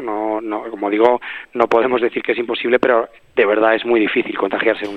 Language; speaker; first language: Spanish; native; Spanish